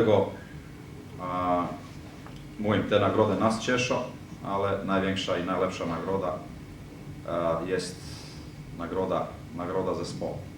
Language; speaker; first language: Polish; non-native, fluent; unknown